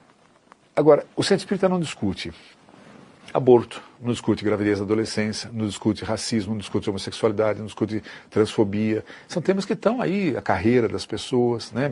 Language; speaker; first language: Portuguese; native; Portuguese